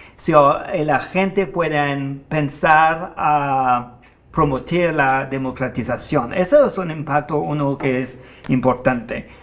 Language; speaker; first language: Spanish; non-native, fluent; French